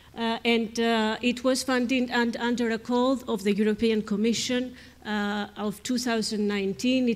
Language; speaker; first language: English; non-native, fluent; Greek